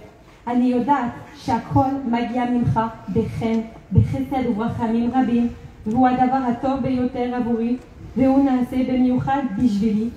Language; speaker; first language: Hebrew; non-native, fluent; French